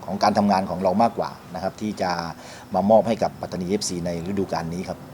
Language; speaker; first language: Thai; native; Thai